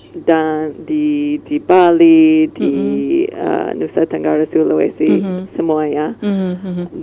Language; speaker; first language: Indonesian; non-native, learner; English